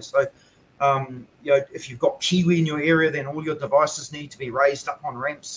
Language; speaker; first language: English; native; English